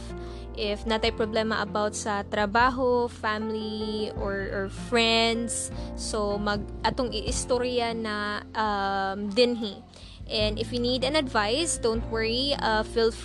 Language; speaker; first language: English; non-native, local second language; Cebuano